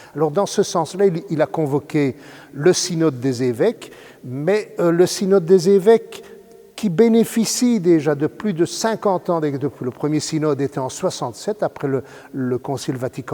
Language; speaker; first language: French; native; French